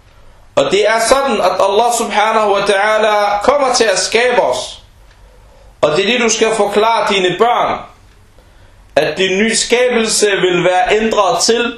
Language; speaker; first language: Danish; early bilingual, other home language; Arabic